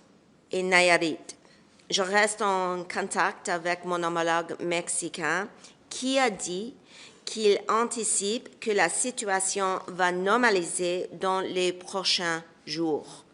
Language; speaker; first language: French; non-native, local second language; English